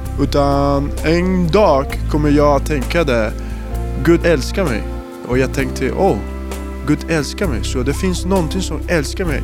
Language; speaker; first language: Swedish; non-native, learner; Spanish